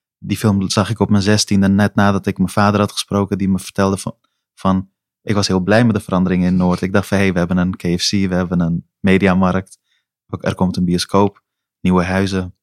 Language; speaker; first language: Dutch; early bilingual, other home language; Persian